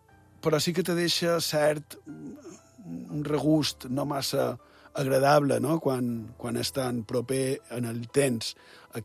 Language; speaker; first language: Catalan; native; Catalan